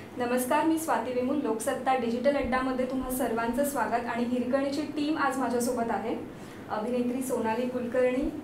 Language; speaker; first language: Marathi; native; Marathi